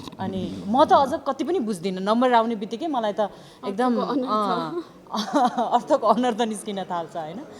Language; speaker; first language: Nepali; native; Nepali